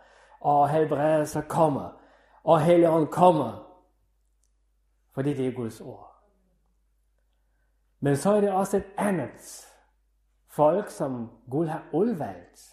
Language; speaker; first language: Danish; non-native, fluent; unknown